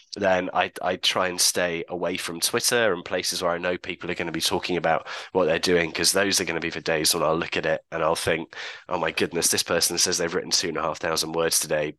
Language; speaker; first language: English; native; English